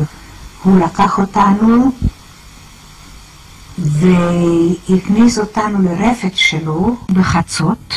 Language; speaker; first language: Hebrew; non-native, fluent; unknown